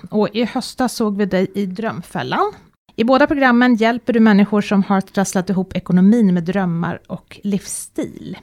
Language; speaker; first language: Swedish; native; Swedish